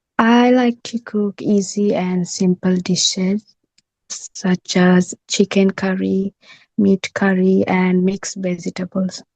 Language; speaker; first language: English; non-native, learner; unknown